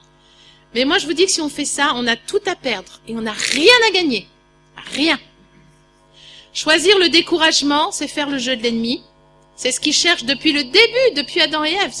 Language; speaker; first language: French; native; French